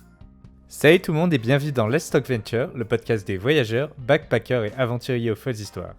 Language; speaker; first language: French; native; French